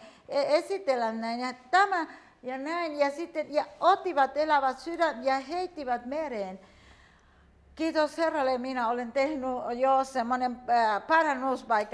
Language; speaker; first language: Finnish; non-native, fluent; Spanish